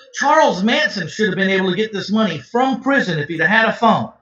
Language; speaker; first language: English; native; English